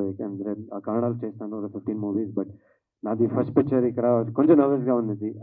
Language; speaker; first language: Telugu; non-native, learner; Kannada